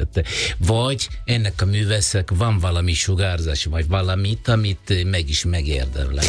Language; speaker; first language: Hungarian; non-native, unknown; Italian